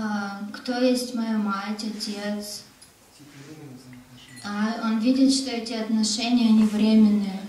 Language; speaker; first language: Russian; native; Russian